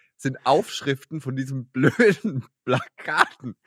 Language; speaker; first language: German; native; German